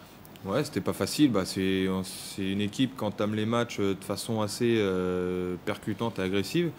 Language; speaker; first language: French; native; French